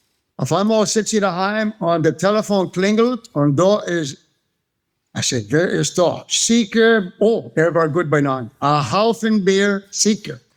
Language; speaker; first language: German; non-native, fluent; English